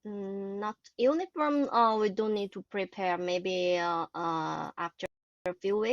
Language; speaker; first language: English; non-native, learner; Chinese